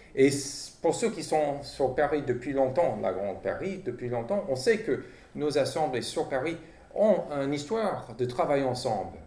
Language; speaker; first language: French; non-native, fluent; English